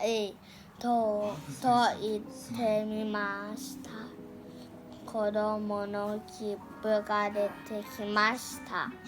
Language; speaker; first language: Japanese; non-native, learner; Thai